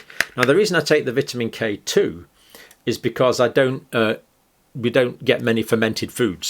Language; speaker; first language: English; native; English